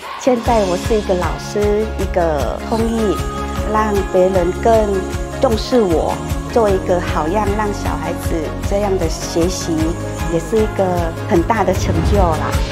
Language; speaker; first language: Chinese; non-native, fluent; Thai